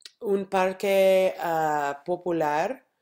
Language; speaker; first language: Spanish; non-native, learner; English